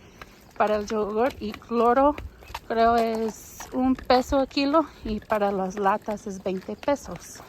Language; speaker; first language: Spanish; non-native, learner; English